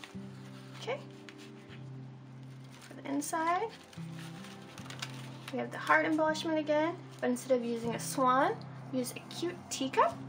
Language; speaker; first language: English; native; English